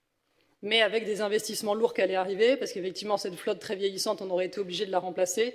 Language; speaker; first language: French; native; French